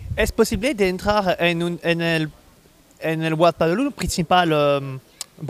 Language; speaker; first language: Spanish; non-native, learner; French